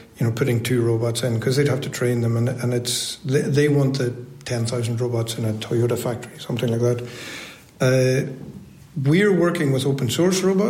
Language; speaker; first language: English; native; English